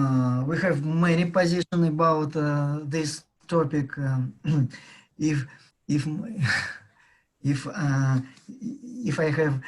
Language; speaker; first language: English; non-native, learner; Russian